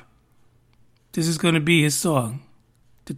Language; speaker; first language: English; native; English